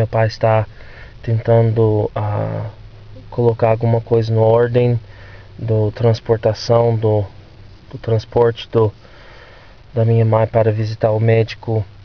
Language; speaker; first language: Portuguese; non-native, fluent; English